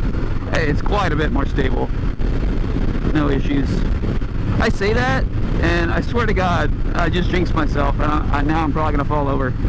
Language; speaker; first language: English; native; English